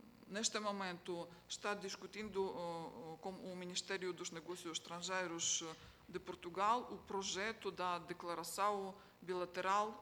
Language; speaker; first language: Portuguese; non-native, fluent; Ukrainian